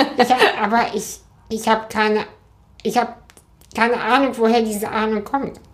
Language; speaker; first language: German; early bilingual, other home language; Russian